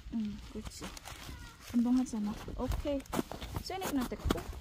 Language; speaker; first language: Korean; non-native, fluent; Filipino